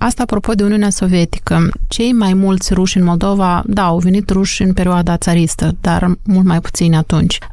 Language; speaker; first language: Romanian; native; Romanian